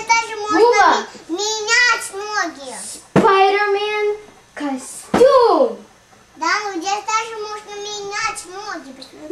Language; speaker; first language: Russian; early bilingual, heritage; Russian